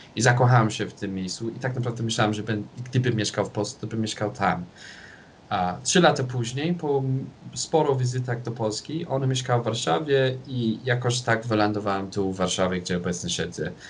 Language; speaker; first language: Polish; non-native, fluent; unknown